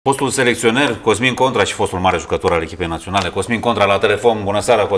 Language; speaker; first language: Romanian; native; Romanian